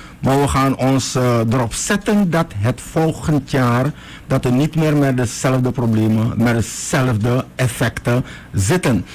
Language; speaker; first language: Dutch; native; Dutch